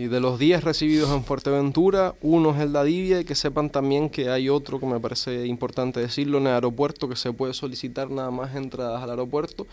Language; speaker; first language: Spanish; native; Spanish